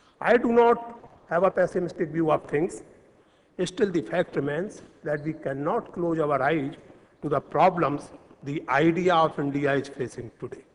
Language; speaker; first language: English; non-native, local second language; Hindi